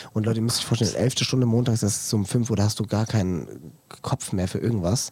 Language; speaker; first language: German; early bilingual, heritage; German